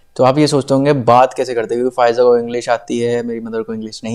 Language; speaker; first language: Hindi; native; Hindi